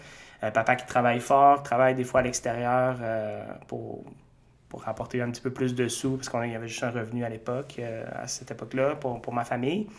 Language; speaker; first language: French; native; French